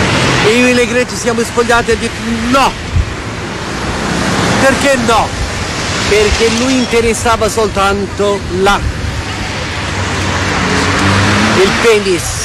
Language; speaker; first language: Italian; non-native, fluent; Portuguese